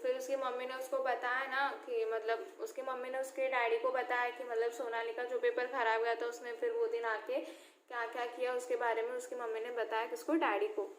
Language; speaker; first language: Hindi; non-native, local second language; Marathi